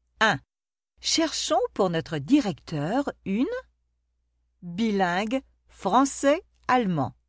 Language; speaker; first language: French; non-native, local second language; Arabic